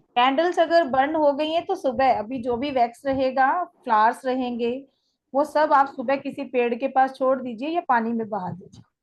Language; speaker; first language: Hindi; native; Hindi